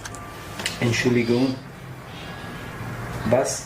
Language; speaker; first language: German; non-native, learner; English